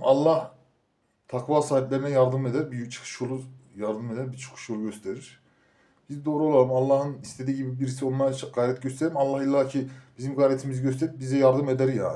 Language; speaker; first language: Turkish; native; Turkish